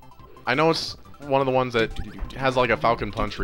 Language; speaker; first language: English; native; English